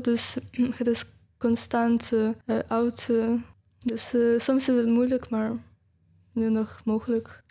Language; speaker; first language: Dutch; non-native, fluent; Ukrainian